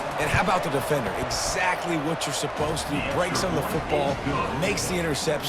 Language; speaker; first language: English; native; English